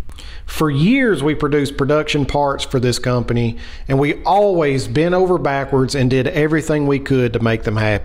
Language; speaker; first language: English; native; English